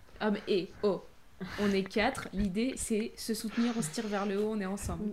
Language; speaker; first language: French; native; French